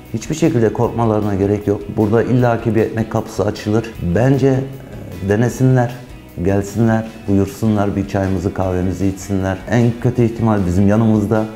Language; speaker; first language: Turkish; early bilingual, heritage; Turkish